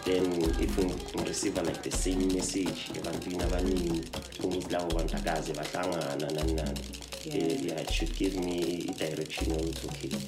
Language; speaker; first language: English; non-native, local second language; Zulu